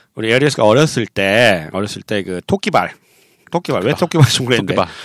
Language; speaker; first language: Korean; native; Korean